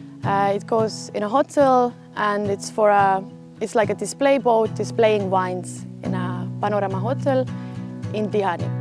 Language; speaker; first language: English; non-native, learner; Estonian